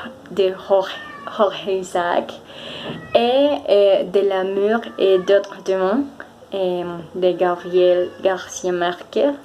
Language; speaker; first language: French; non-native, fluent; Spanish